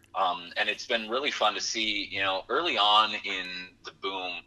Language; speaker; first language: English; native; English